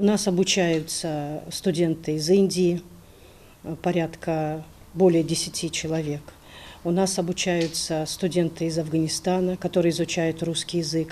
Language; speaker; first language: Russian; native; Russian